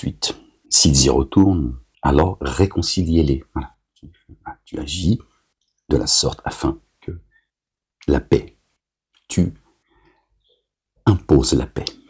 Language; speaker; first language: French; native; French